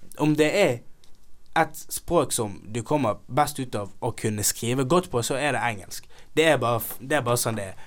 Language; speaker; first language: Norwegian; early bilingual, other home language; Somali